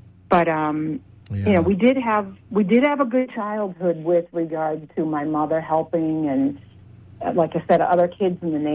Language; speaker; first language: English; native; English